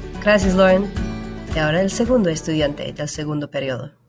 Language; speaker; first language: Spanish; non-native, learner; English